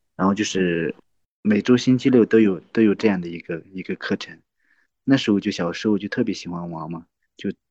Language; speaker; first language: Chinese; non-native, local second language; Tibetan